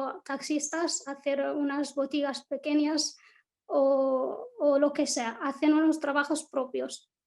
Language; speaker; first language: Spanish; non-native, local second language; Arabic